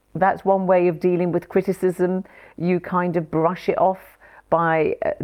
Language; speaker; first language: English; native; English